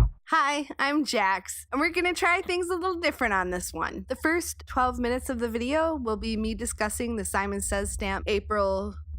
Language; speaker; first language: English; native; English